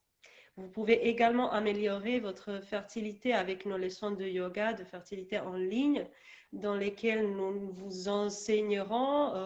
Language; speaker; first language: French; non-native, learner; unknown